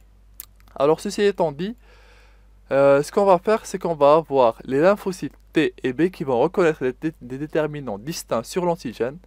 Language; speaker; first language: French; non-native, local second language; Arabic